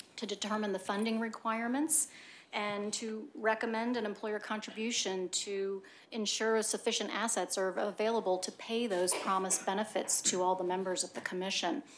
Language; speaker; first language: English; native; English